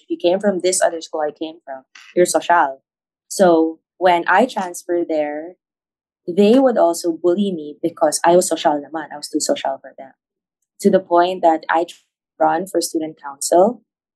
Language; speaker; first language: English; non-native, local second language; Filipino